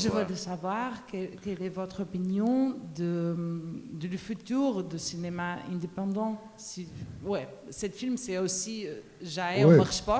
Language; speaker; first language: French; non-native, learner; Portuguese